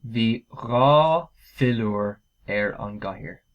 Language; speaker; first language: Irish; non-native, local second language; English